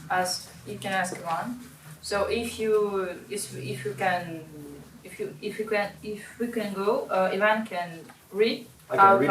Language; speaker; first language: English; non-native, learner; Russian